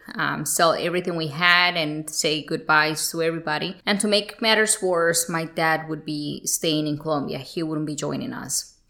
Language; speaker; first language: English; early bilingual, other home language; Spanish